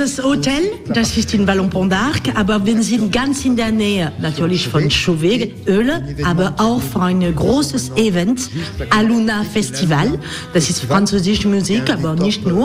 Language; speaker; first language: German; non-native, learner; French